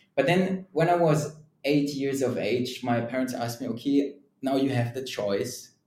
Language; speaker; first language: English; non-native, fluent; German